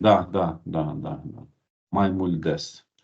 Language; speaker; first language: Romanian; non-native, learner; Ukrainian